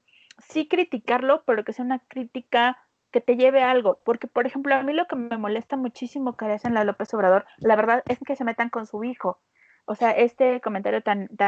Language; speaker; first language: Spanish; native; Spanish